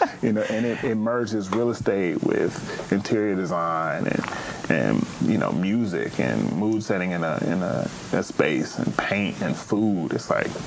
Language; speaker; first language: English; native; English